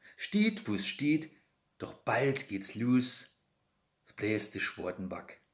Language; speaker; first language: German; native; German